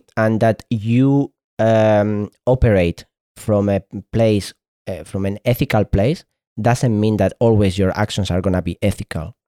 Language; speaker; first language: English; non-native, fluent; Spanish